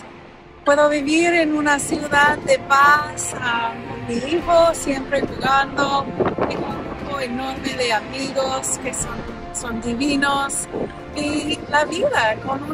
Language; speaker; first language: Spanish; non-native, fluent; English